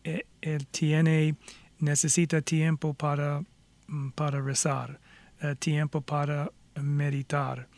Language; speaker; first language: Spanish; non-native, fluent; English